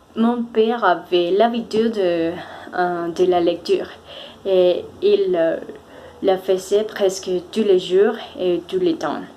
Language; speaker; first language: French; non-native, fluent; Spanish